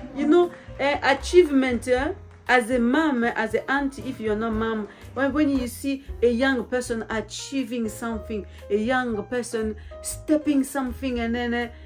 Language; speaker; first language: English; non-native, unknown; Lingala